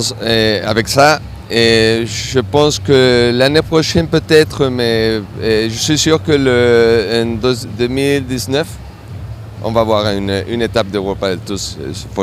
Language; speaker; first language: French; non-native, learner; Spanish